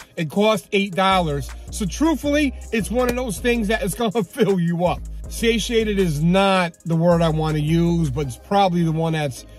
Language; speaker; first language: English; native; English